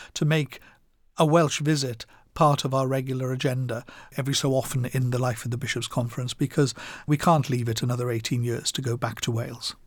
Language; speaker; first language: English; native; English